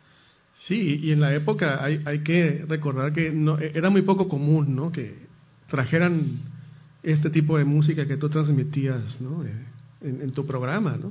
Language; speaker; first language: Spanish; native; Spanish